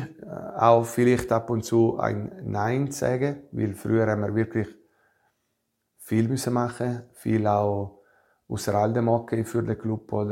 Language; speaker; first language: German; non-native, fluent; Italian